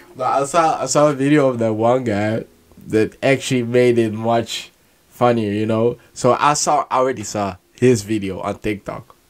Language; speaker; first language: English; non-native, fluent; Dutch